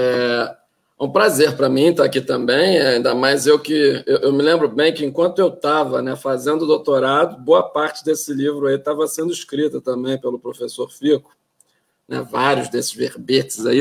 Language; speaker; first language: Portuguese; native; Portuguese